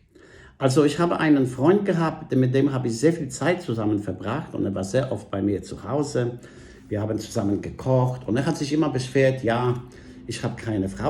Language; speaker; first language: German; non-native, fluent; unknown